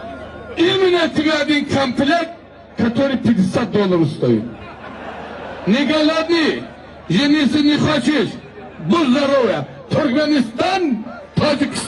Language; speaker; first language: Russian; non-native, learner; Tajik